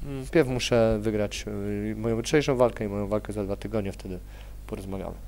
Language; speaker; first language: Polish; native; Polish